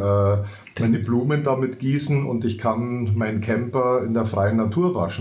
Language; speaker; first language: German; native; German